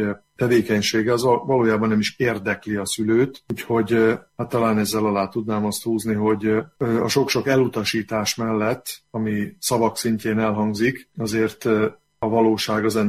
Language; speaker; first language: Hungarian; native; Hungarian